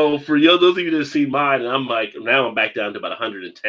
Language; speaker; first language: English; native; English